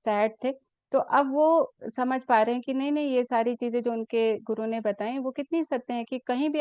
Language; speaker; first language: Hindi; native; Hindi